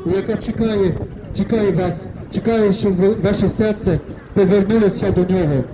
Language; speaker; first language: Ukrainian; non-native, fluent; French